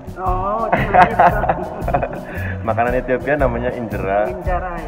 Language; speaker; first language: Indonesian; non-native, learner; Amharic